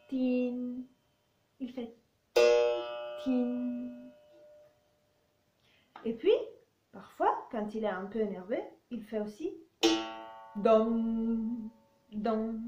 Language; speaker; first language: French; non-native, fluent; Italian